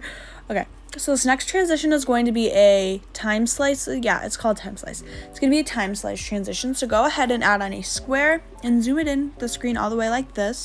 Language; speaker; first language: English; native; English